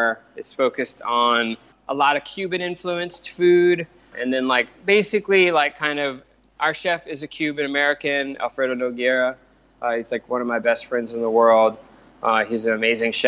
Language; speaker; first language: English; native; English